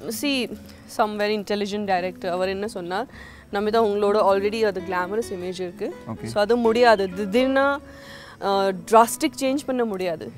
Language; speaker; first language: Tamil; non-native, local second language; Gujarati